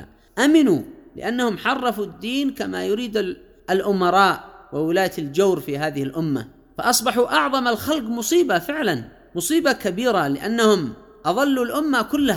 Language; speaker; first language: Arabic; native; Arabic